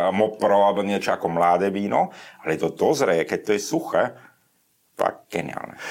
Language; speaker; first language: Slovak; non-native, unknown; German